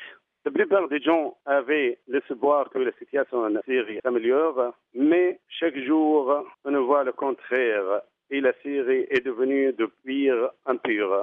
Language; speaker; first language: French; non-native, fluent; Arabic